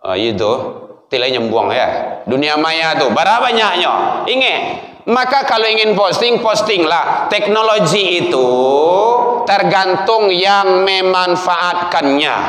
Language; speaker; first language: Malay; non-native, local second language; Minangkabau